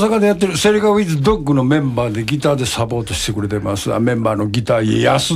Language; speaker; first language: Japanese; native; Japanese